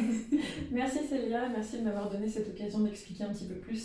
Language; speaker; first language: French; native; French